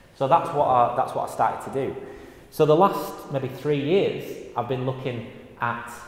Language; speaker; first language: English; native; English